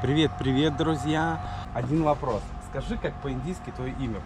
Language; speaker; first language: Russian; native; Russian